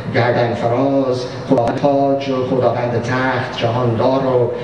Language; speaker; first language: Persian; non-native, fluent; English